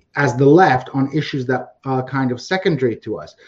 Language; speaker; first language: English; native; English